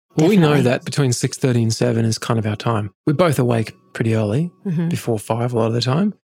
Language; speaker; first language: English; native; English